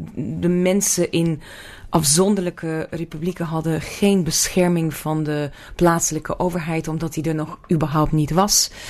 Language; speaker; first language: Dutch; non-native, fluent; Russian